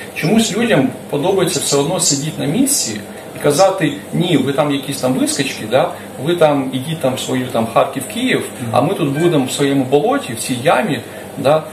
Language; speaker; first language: Ukrainian; non-native, local second language; Russian